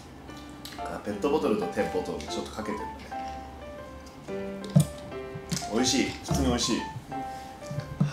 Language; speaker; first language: Japanese; native; Japanese